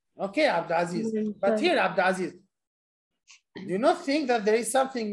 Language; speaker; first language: English; non-native, fluent; Arabic